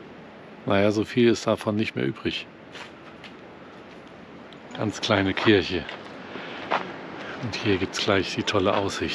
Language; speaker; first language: German; native; German